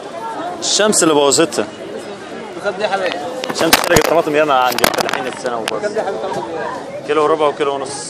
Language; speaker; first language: Arabic; native; Arabic